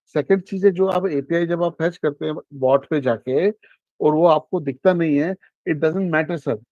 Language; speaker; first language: Hindi; native; Hindi